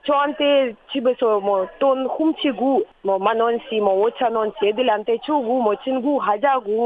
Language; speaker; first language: Korean; non-native, learner; Russian